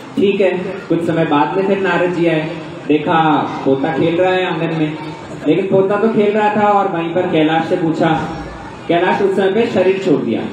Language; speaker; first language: Hindi; native; Hindi